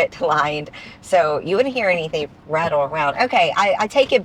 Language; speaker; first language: English; native; English